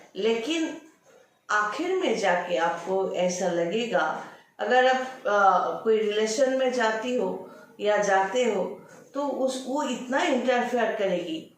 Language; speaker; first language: Hindi; non-native, local second language; Bangla